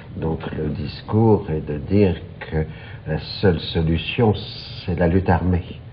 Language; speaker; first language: French; native; French